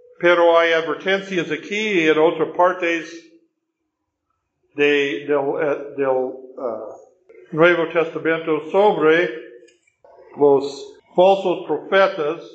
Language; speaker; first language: Spanish; non-native, fluent; English